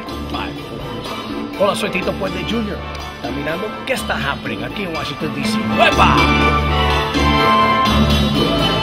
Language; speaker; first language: Spanish; early bilingual, heritage; Spanish